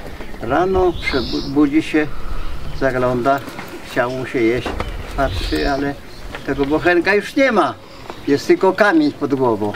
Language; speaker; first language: Polish; native; Polish